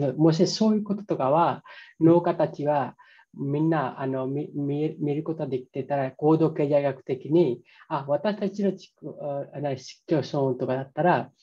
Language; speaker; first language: Japanese; non-native, fluent; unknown